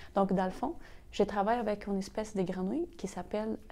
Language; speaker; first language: French; non-native, fluent; Portuguese